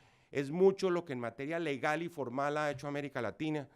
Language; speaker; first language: Spanish; native; Spanish